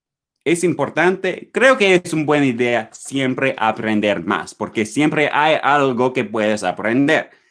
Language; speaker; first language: Spanish; non-native, learner; English